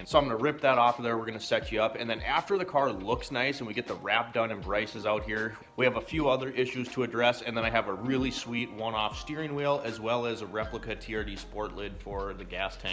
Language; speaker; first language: English; native; English